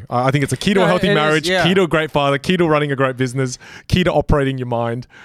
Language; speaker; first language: English; native; English